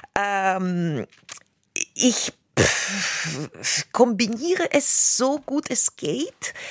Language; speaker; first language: German; non-native, fluent; Russian